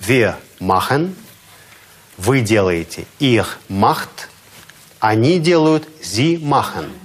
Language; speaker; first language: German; non-native, fluent; Russian